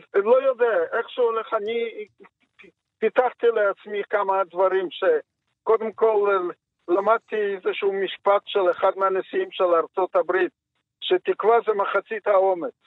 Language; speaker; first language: Hebrew; non-native, fluent; Yiddish